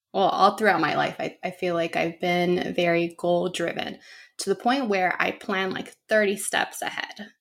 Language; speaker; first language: English; native; English